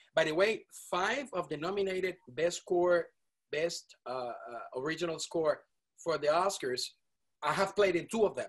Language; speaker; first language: English; non-native, fluent; Spanish